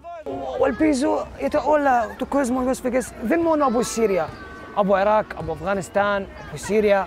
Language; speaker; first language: Greek; non-native, learner; Arabic